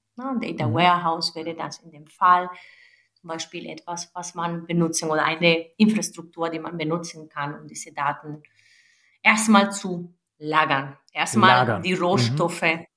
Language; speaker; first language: German; non-native, fluent; Spanish